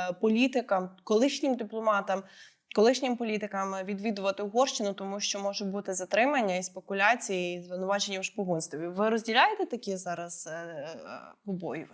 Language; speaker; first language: Ukrainian; native; Ukrainian